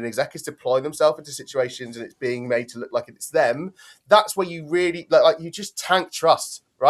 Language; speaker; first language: English; native; English